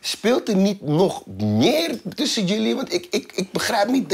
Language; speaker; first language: Dutch; native; Dutch